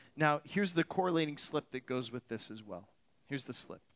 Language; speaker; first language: English; native; English